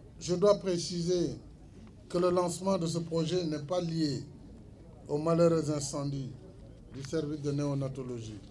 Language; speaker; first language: French; non-native, local second language; Fula